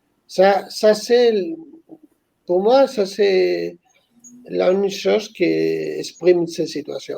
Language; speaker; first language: French; non-native, fluent; Spanish